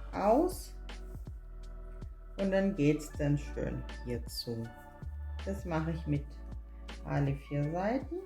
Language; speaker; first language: German; non-native, fluent; Portuguese